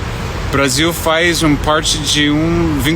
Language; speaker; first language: Portuguese; non-native, fluent; English